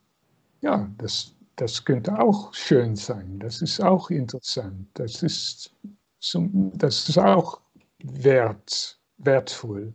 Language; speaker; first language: German; non-native, fluent; Dutch